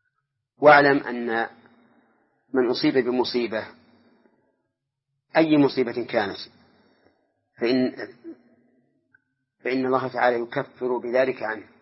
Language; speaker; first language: Arabic; native; Arabic